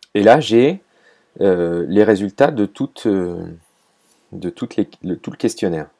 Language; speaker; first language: French; native; French